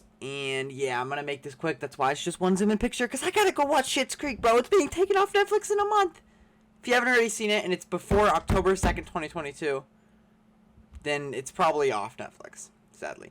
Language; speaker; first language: English; native; English